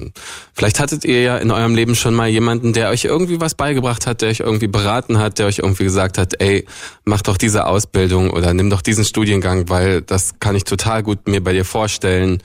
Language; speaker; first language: German; native; German